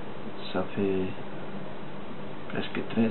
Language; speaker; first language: French; non-native, fluent; Dutch